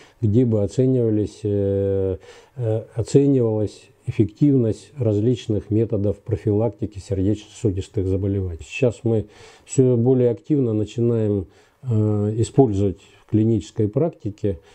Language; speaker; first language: Russian; native; Russian